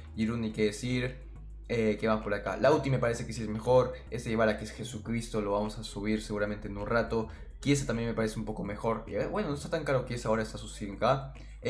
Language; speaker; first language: Spanish; native; Spanish